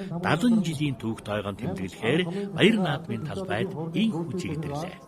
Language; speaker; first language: Mongolian; native; Mongolian